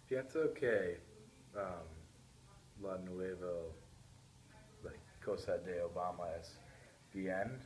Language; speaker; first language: Spanish; non-native, learner; English